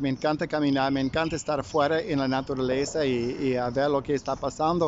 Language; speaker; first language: Spanish; non-native, fluent; English